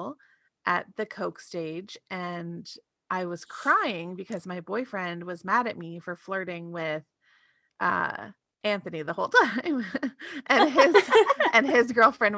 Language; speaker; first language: English; native; English